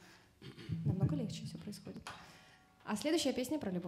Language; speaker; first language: Russian; native; Russian